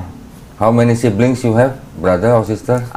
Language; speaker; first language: English; non-native, fluent; Indonesian